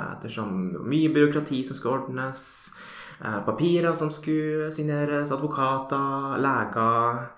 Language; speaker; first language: Norwegian; native; Norwegian